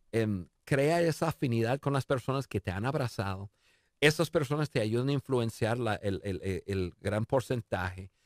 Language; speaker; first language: Spanish; non-native, fluent; English